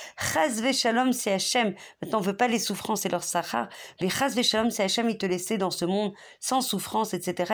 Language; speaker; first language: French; native; French